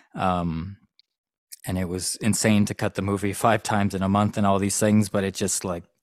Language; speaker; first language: English; native; English